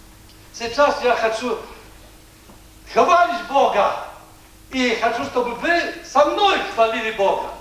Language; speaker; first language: Russian; non-native, learner; Polish